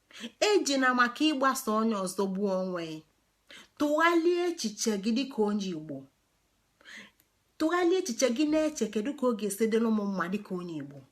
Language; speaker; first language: Igbo; native; Igbo